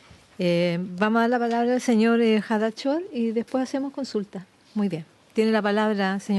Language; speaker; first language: Spanish; native; Spanish